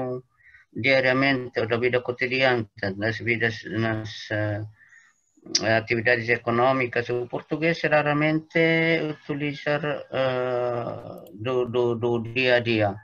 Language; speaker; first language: Portuguese; non-native, learner; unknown